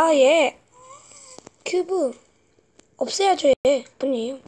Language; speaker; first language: Korean; native; Korean